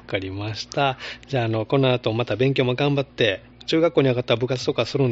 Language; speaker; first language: Japanese; native; Japanese